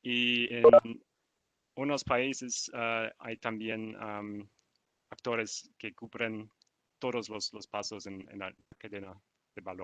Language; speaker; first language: Spanish; non-native, learner; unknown